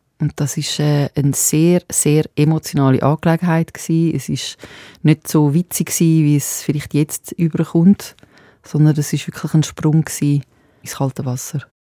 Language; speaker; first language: German; early bilingual, other home language; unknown